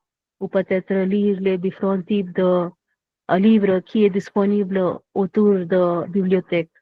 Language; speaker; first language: French; non-native, learner; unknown